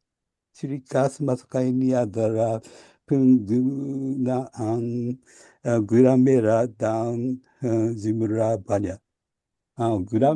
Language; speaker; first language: Indonesian; non-native, learner; Japanese